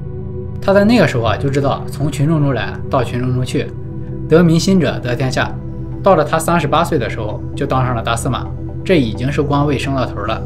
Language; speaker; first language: Chinese; native; Chinese